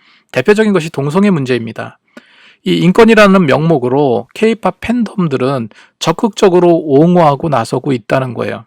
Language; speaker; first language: Korean; native; Korean